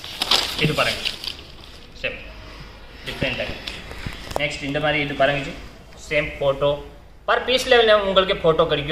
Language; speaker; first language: Tamil; non-native, learner; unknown